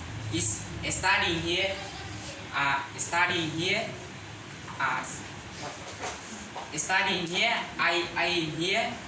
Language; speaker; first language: English; non-native, learner; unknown